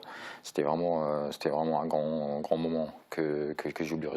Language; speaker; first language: French; native; French